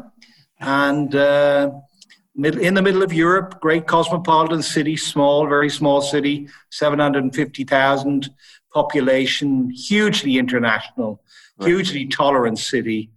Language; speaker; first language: English; native; English